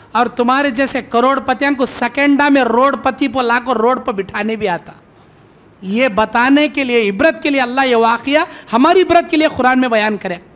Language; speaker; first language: Hindi; native; Hindi